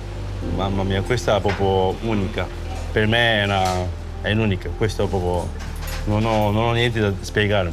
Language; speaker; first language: Italian; non-native, learner; Japanese